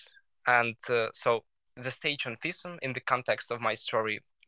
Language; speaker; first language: English; non-native, learner; Russian